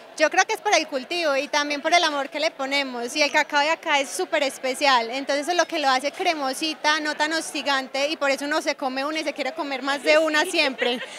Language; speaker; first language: Spanish; native; Spanish